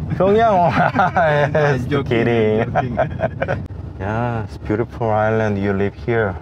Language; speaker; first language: English; non-native, learner; Korean